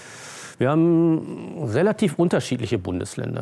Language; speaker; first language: German; native; German